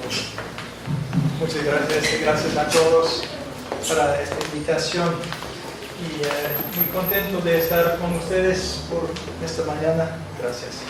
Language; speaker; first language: Spanish; non-native, fluent; English